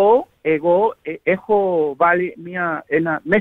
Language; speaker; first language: Greek; non-native, learner; Spanish